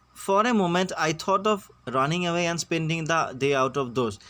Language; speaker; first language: English; non-native, local second language; Assamese